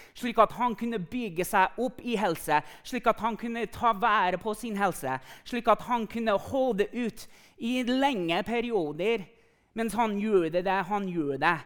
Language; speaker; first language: Norwegian; non-native, fluent; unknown